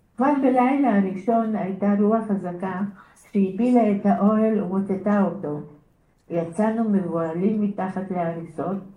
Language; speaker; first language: Hebrew; early bilingual, other home language; Bulgarian